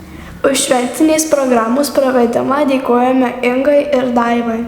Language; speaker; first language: Lithuanian; native; Lithuanian